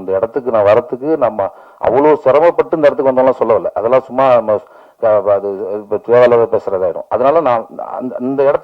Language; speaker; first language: Tamil; native; Tamil